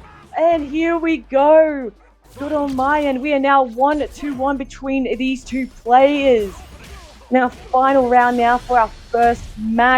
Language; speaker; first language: English; native; English